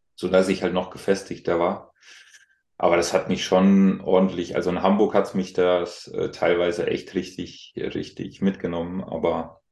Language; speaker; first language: German; native; German